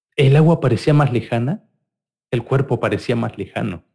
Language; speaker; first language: Spanish; native; Spanish